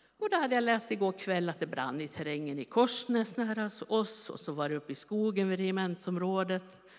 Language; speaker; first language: Swedish; native; Swedish